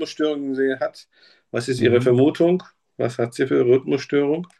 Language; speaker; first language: German; native; German